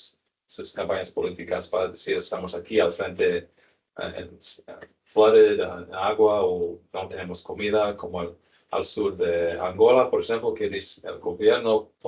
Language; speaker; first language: Spanish; non-native, learner; English